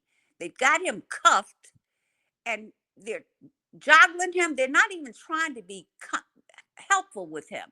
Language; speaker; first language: English; native; English